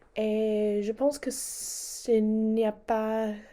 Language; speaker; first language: French; non-native, learner; English